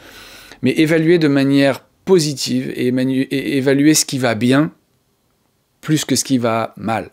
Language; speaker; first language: French; native; French